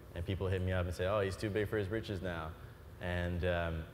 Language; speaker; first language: English; native; English